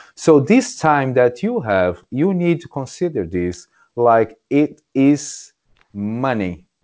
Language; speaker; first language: English; non-native, fluent; Portuguese